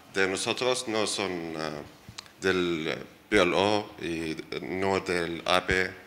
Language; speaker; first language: Spanish; non-native, learner; Arabic